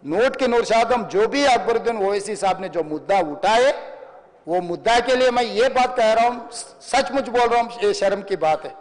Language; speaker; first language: Hindi; non-native, local second language; Telugu